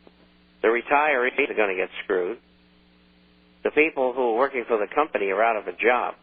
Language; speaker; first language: English; native; English